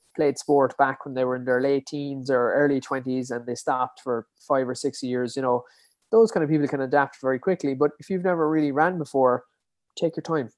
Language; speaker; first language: English; native; English